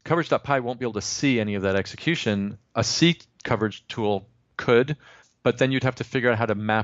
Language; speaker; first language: English; native; English